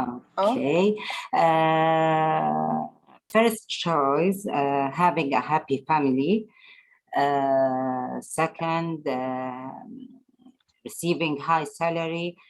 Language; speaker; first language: English; non-native, learner; Arabic